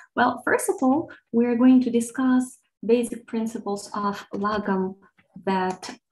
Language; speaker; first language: English; non-native, fluent; Ukrainian